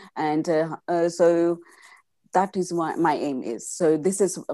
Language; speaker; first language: English; non-native, local second language; Gujarati